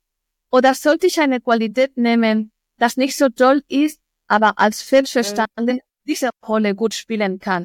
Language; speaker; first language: German; non-native, fluent; Spanish